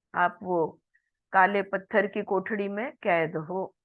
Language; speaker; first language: Hindi; non-native, local second language; Marathi